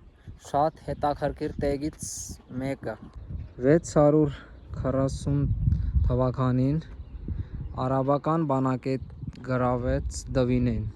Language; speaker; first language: Armenian; non-native, learner; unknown